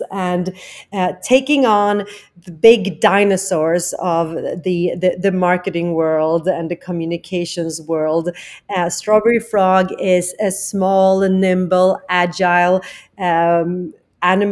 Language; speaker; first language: English; non-native, fluent; Swedish